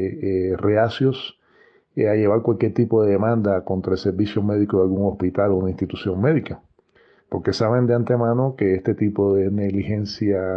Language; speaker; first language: Spanish; native; Spanish